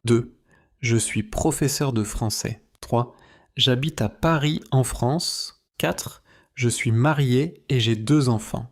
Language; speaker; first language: French; native; French